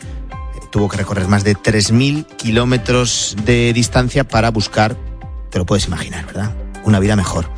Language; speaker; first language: Spanish; native; Spanish